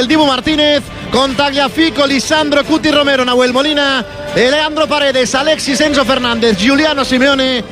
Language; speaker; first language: Spanish; native; Spanish